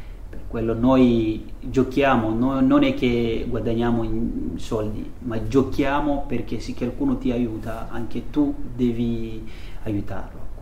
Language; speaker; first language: Italian; non-native, fluent; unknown